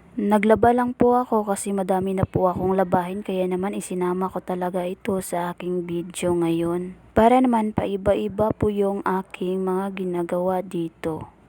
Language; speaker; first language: Filipino; non-native, local second language; Cebuano